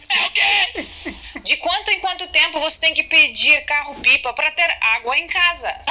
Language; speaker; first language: Portuguese; non-native, fluent; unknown